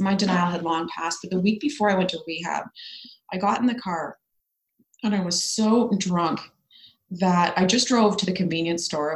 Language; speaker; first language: English; native; English